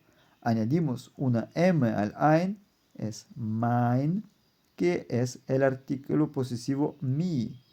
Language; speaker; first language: Spanish; non-native, fluent; German